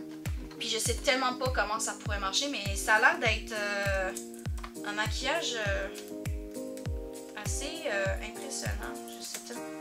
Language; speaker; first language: French; native; French